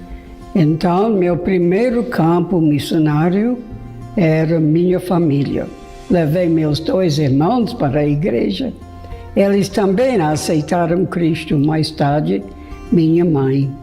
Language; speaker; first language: Portuguese; non-native, fluent; English